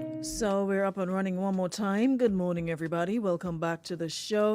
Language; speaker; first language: English; native; English